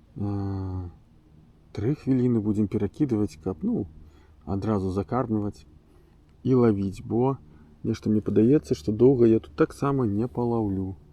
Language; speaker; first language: Belarusian; non-native, local second language; Russian